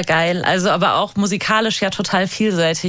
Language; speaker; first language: German; native; German